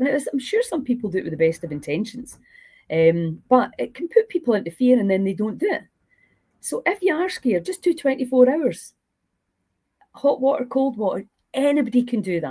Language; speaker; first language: English; native; English